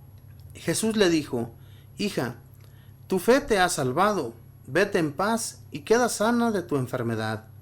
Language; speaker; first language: Spanish; native; Spanish